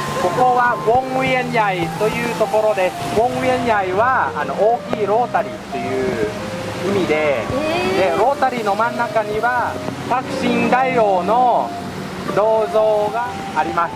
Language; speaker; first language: Japanese; non-native, learner; Thai